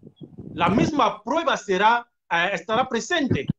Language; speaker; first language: Spanish; non-native, fluent; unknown